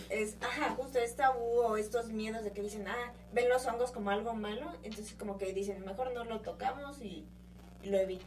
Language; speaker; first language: Spanish; native; Spanish